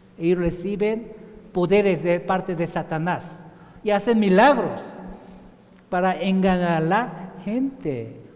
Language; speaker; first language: Spanish; non-native, fluent; Korean